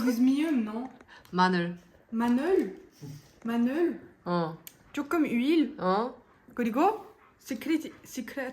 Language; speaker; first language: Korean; non-native, learner; French